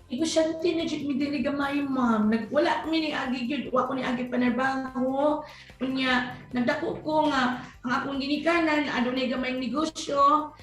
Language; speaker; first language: Cebuano; native; Cebuano